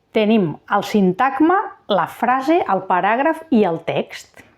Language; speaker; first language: Catalan; native; Catalan